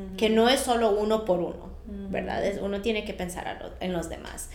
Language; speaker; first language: Spanish; early bilingual, heritage; Spanish